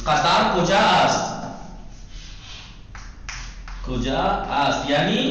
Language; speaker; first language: Persian; non-native, fluent; Urdu